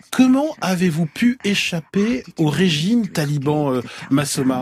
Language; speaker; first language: French; native; French